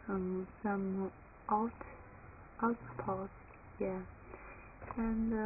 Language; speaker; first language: English; non-native, learner; Chinese